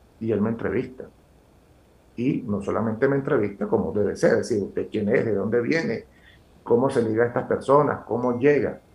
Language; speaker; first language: Spanish; native; Spanish